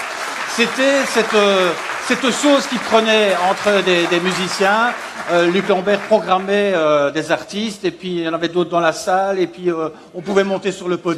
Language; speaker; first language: French; native; French